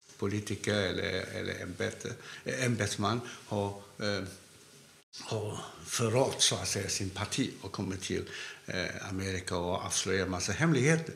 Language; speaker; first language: Swedish; non-native, fluent; Cantonese